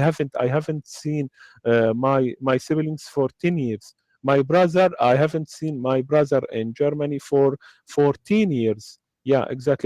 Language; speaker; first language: English; non-native, learner; Arabic